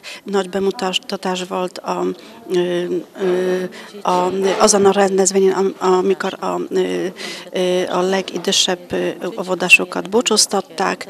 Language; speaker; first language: Hungarian; non-native, fluent; Polish